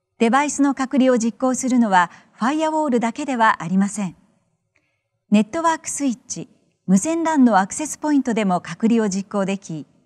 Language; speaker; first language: Japanese; native; Japanese